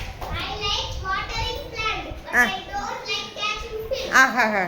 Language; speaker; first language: English; non-native, learner; Tamil